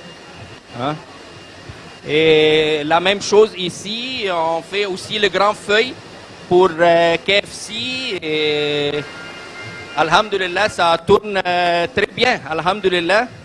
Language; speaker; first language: French; non-native, learner; Arabic